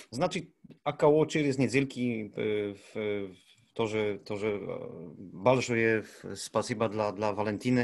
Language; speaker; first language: Russian; non-native, learner; Polish